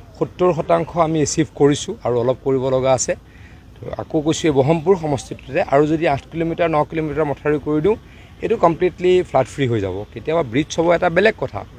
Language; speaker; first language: Assamese; native; Assamese